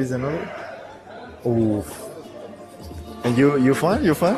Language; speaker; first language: English; non-native, learner; Spanish